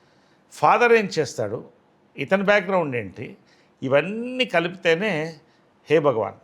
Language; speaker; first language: Telugu; native; Telugu